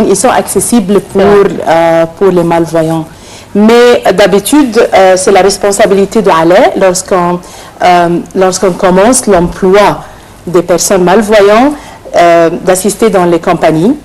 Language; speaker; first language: French; non-native, fluent; Arabic